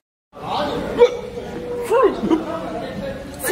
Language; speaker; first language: Korean; native; Korean